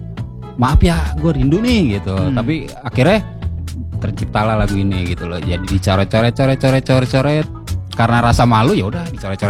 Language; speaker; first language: Indonesian; native; Indonesian